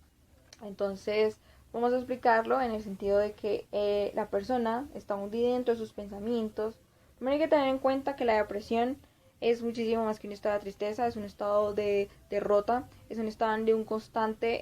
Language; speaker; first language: Spanish; native; Spanish